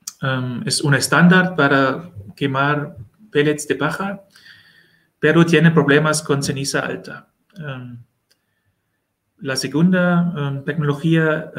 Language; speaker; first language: Spanish; non-native, learner; German